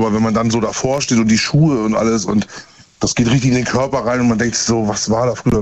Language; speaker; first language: German; native; German